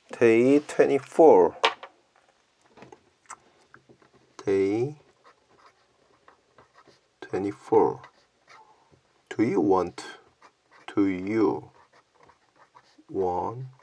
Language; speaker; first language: English; non-native, learner; Korean